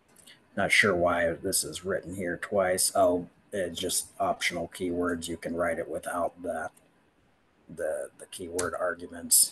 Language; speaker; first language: English; native; English